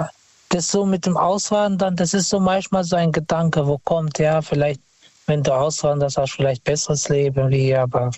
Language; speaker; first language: German; non-native, fluent; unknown